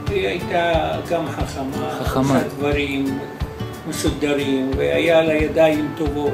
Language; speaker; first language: Hebrew; non-native, fluent; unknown